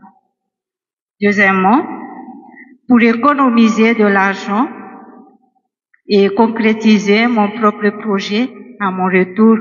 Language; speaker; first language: French; non-native, local second language; Malagasy